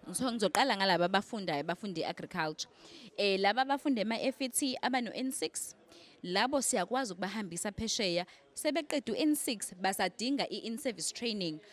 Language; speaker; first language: Zulu; native; Zulu